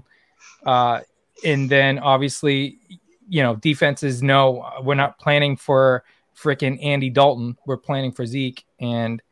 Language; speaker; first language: English; native; English